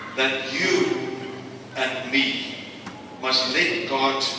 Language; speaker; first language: English; non-native, local second language; Afrikaans